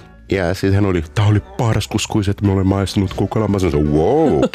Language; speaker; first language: Finnish; non-native, learner; Portuguese